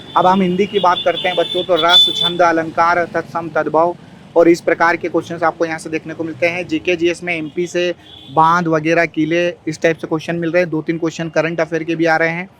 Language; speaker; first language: Hindi; native; Hindi